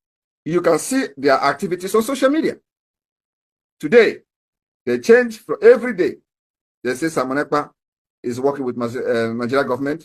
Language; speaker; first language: English; non-native, local second language; Igbo